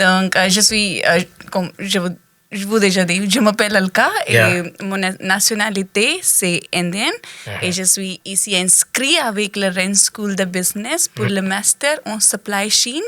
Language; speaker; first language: French; non-native, learner; Hindi